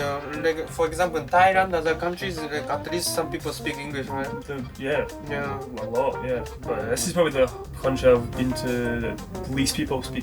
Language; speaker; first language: English; non-native, learner; Japanese